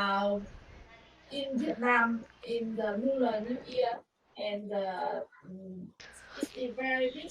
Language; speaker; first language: English; non-native, learner; Vietnamese